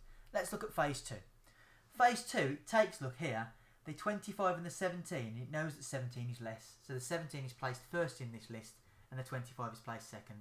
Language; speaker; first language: English; native; English